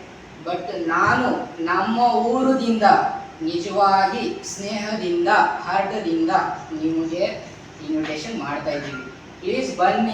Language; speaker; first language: Kannada; non-native, local second language; Marathi